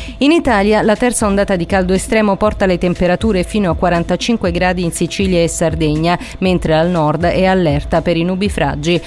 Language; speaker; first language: Italian; native; Italian